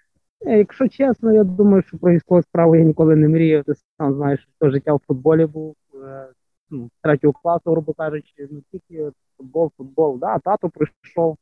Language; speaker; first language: Ukrainian; native; Ukrainian